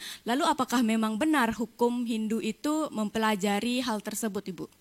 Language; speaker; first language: Indonesian; native; Indonesian